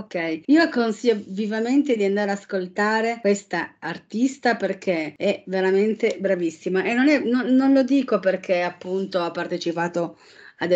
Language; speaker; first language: Italian; native; Italian